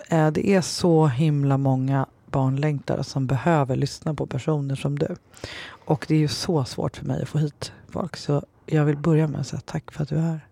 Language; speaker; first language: Swedish; native; Swedish